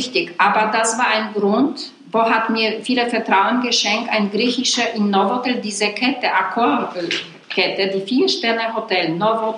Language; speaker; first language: German; non-native, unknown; Polish